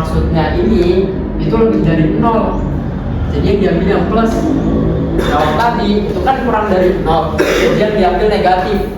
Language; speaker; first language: Indonesian; native; Indonesian